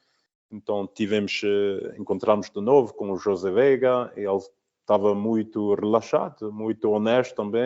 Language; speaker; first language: Portuguese; early bilingual, heritage; Portuguese